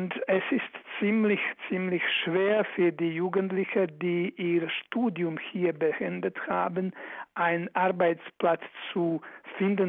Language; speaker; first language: German; non-native, fluent; Croatian